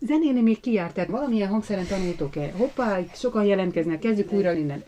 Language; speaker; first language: Hungarian; native; Hungarian